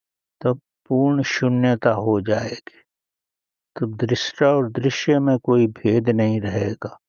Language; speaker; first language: Hindi; native; Hindi